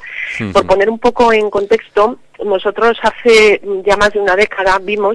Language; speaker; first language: Spanish; native; Spanish